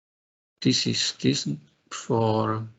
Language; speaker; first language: English; non-native, fluent; Slovak